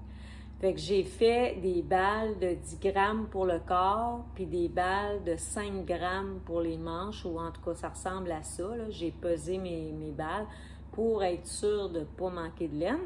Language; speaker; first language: French; native; French